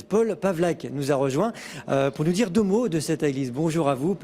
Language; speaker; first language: French; native; French